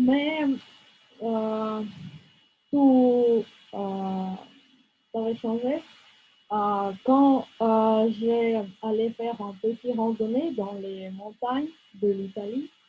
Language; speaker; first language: French; non-native, fluent; Russian